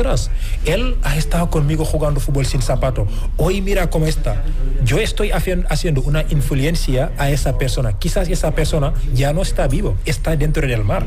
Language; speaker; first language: Spanish; non-native, fluent; Wolof